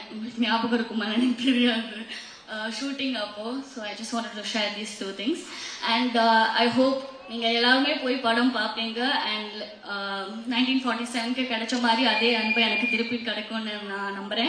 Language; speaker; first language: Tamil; non-native, fluent; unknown